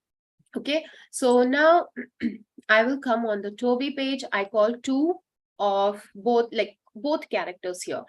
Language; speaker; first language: English; non-native, local second language; Hindi